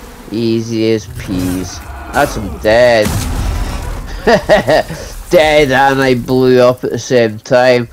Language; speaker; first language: English; native; English